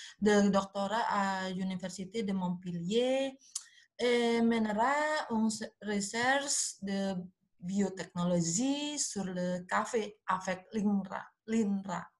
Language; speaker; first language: French; non-native, learner; Indonesian